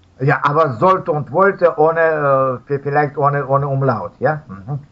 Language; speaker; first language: German; non-native, fluent; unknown